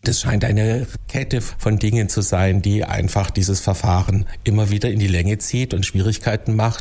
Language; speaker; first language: German; native; German